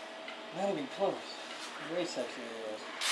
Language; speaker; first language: English; native; English